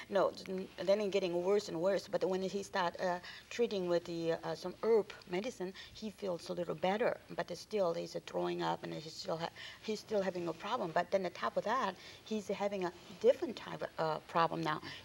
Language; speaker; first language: English; non-native, fluent; Korean